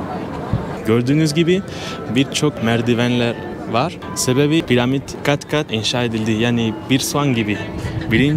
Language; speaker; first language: Turkish; non-native, fluent; Spanish